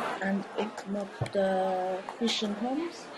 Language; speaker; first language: German; non-native, learner; English